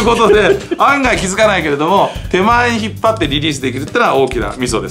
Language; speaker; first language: Japanese; native; Japanese